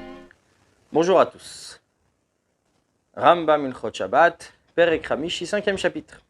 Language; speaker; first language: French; native; French